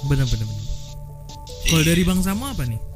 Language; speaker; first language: Indonesian; native; Indonesian